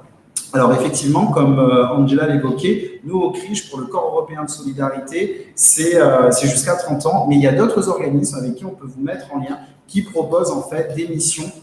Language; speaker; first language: French; native; French